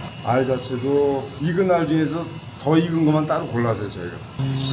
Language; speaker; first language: Korean; early bilingual, heritage; Korean